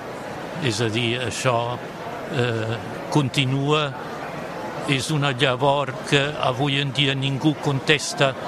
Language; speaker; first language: Catalan; non-native, fluent; German